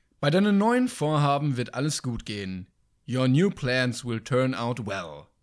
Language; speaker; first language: German; native; German